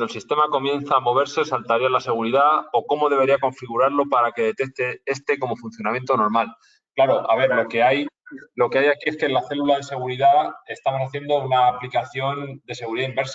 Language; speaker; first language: Spanish; native; Spanish